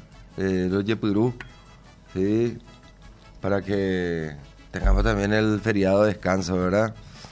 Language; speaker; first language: Spanish; native; Spanish